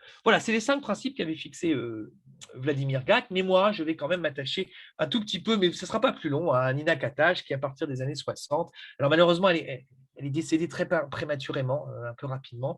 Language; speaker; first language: French; native; French